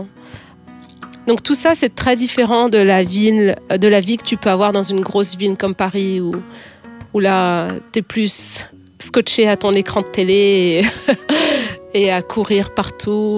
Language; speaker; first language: French; native; French